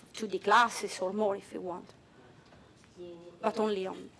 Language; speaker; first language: English; non-native, fluent; Italian